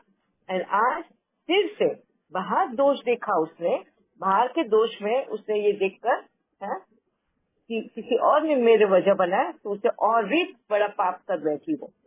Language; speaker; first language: Hindi; native; Hindi